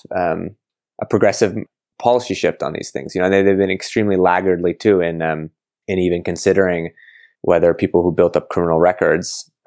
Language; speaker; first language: English; native; English